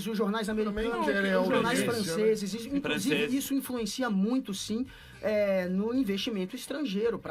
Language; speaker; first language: Portuguese; native; Portuguese